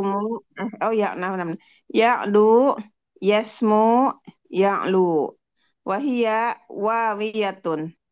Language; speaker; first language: Arabic; non-native, learner; Indonesian